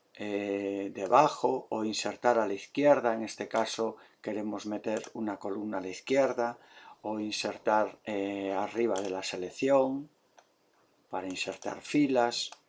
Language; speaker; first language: Spanish; non-native, local second language; Galician